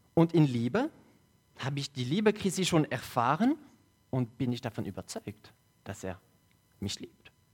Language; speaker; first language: German; non-native, local second language; French